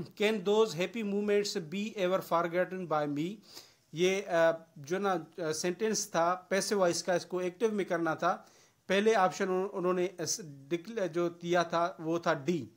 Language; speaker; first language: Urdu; non-native, local second language; Sindhi